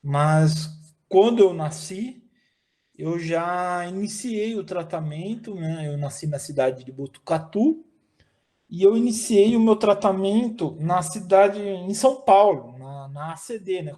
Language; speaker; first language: Portuguese; native; Portuguese